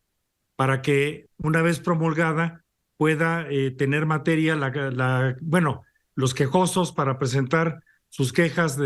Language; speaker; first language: Spanish; native; Spanish